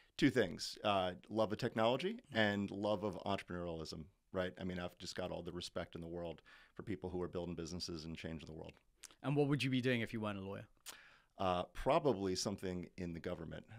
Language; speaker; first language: English; native; English